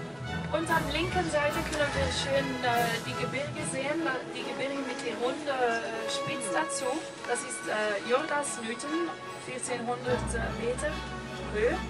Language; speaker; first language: German; non-native, fluent; Norwegian